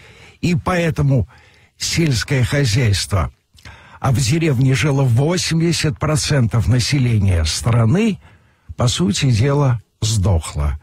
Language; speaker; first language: Russian; native; Russian